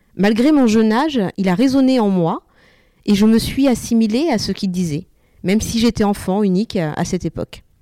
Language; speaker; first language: French; early bilingual, other home language; Malagasy